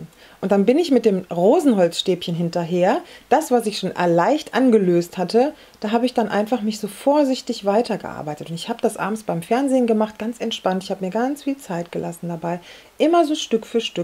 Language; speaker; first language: German; native; German